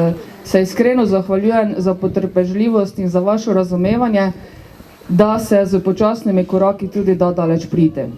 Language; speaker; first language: Slovenian; native; Slovenian